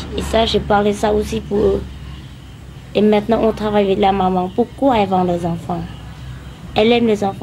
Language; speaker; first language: French; non-native, learner; Khmer